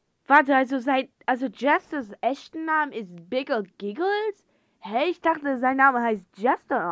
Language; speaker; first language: German; non-native, learner; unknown